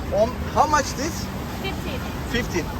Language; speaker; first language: English; non-native, learner; Turkish